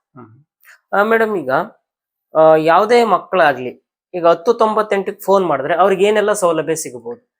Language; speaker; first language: Kannada; native; Kannada